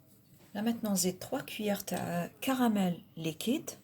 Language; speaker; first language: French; non-native, local second language; Arabic